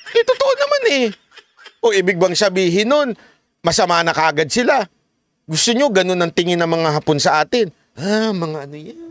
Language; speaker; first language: Filipino; native; Filipino